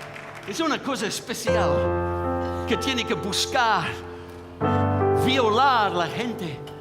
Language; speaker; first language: Spanish; non-native, fluent; English